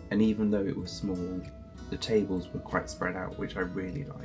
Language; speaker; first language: English; native; English